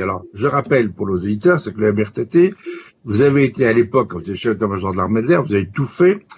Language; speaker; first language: French; native; French